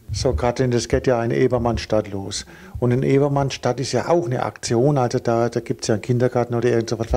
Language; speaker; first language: German; native; German